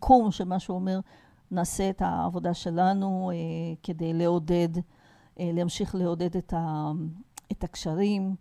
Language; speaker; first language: Hebrew; non-native, fluent; Portuguese